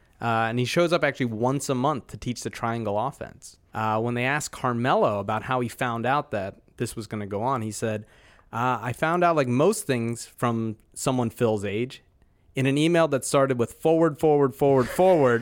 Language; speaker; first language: English; native; English